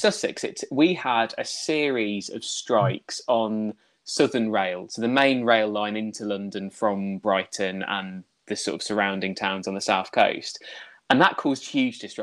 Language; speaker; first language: English; native; English